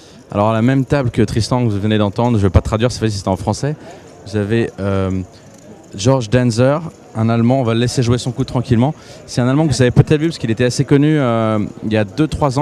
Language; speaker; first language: French; native; French